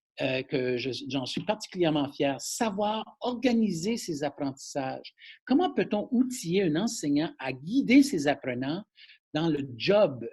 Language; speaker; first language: French; native; French